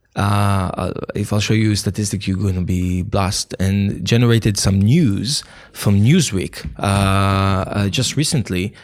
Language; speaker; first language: English; non-native, fluent; Hebrew